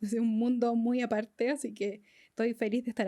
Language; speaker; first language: Spanish; native; Spanish